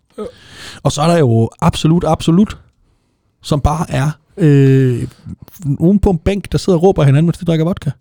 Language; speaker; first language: Danish; native; Danish